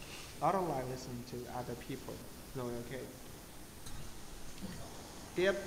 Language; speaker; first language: English; non-native, fluent; Vietnamese